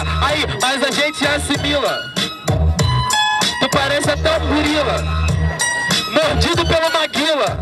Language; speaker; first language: Portuguese; native; Portuguese